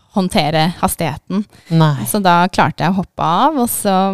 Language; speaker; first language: Norwegian; native; Norwegian